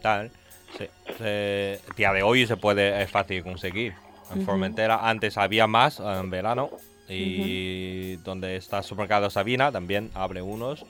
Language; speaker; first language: Spanish; non-native, learner; Chinese